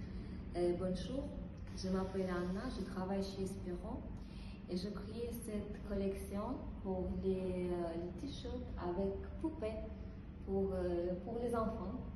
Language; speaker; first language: French; non-native, fluent; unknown